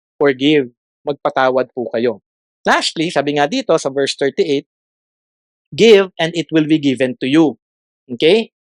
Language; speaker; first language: Filipino; non-native, local second language; Iloko